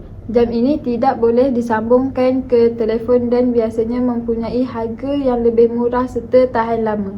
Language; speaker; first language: Malay; native; Malay